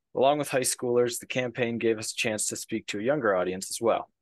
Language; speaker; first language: English; native; English